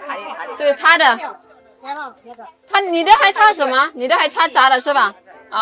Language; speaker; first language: Chinese; non-native, fluent; Indonesian